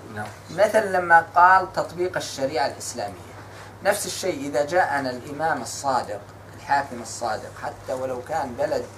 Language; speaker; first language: Arabic; native; Arabic